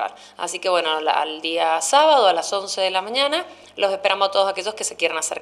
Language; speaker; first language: Spanish; native; Spanish